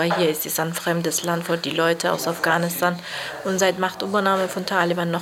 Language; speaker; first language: German; non-native, fluent; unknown